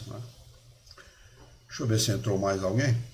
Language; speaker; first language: Portuguese; native; Portuguese